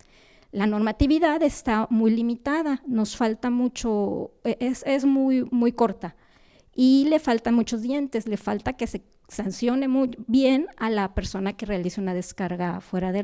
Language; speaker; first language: Spanish; native; Spanish